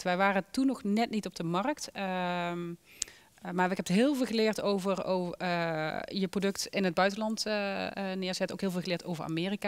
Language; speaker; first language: Dutch; native; Dutch